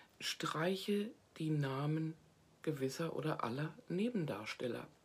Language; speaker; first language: German; native; German